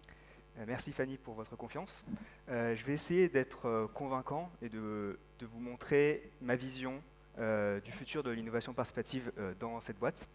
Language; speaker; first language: French; native; French